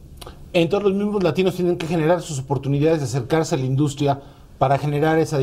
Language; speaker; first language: Spanish; native; Spanish